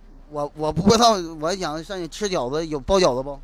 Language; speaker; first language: Chinese; native; Chinese